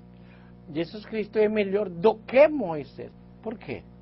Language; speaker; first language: Portuguese; non-native, learner; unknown